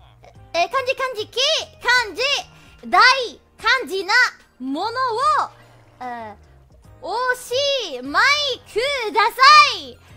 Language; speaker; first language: Japanese; non-native, learner; Indonesian